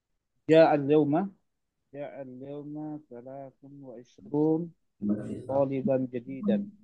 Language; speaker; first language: Arabic; non-native, learner; Indonesian